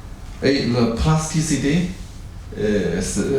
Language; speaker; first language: French; non-native, learner; Chinese